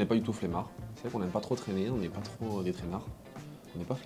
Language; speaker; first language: French; native; French